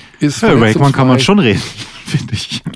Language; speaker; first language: German; native; German